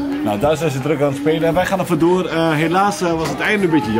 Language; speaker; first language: Dutch; native; Dutch